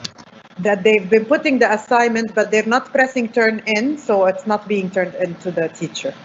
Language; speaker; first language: English; non-native, fluent; Arabic